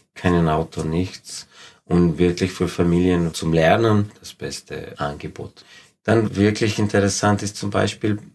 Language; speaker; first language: German; non-native, fluent; Slovenian